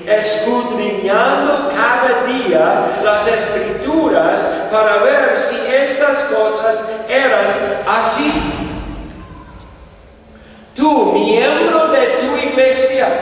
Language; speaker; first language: Spanish; non-native, fluent; English